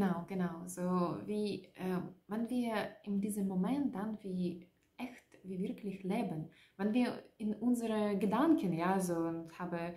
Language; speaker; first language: German; non-native, learner; Russian